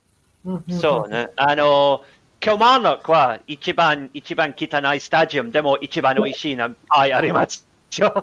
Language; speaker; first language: Japanese; non-native, learner; English